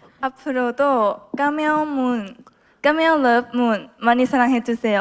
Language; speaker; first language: Korean; non-native, learner; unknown